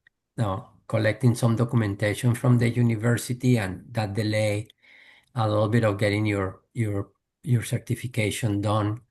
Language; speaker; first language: English; non-native, fluent; Spanish